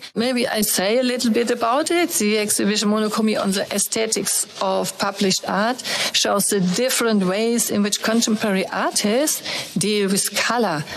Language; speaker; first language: English; non-native, fluent; German